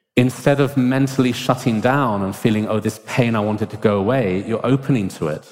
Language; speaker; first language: English; native; English